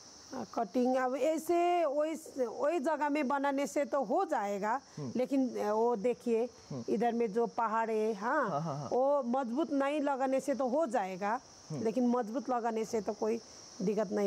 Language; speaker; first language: Hindi; non-native, local second language; Nepali